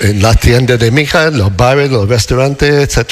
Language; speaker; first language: Spanish; non-native, fluent; English